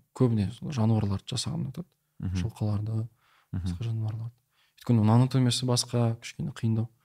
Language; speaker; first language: Kazakh; native; Kazakh